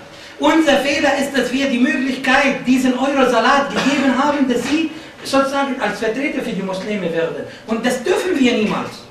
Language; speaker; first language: German; non-native, fluent; Arabic